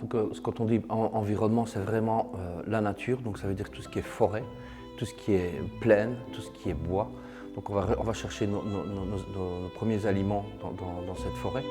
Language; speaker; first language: French; native; French